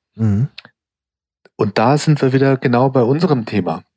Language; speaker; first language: German; non-native, fluent; English